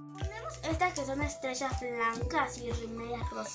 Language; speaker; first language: Spanish; native; Spanish